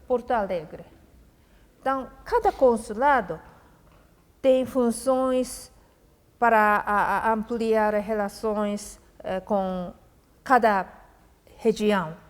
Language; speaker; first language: Portuguese; non-native, fluent; Japanese